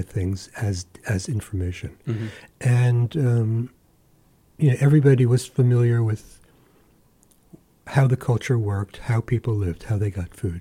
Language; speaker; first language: English; native; English